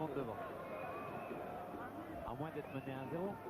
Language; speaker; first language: French; native; French